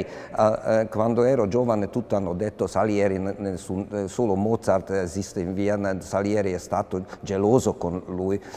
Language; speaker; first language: Italian; non-native, fluent; Hungarian